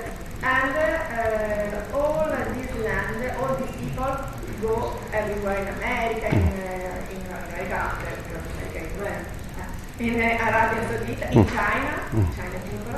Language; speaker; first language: English; non-native, learner; Italian